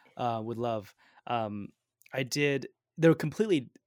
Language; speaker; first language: English; early bilingual, other home language; Gujarati